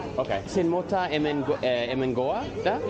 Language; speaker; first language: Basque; non-native, learner; English